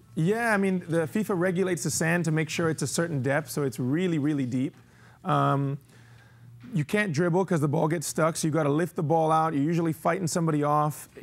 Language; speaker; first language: English; early bilingual, other home language; Spanish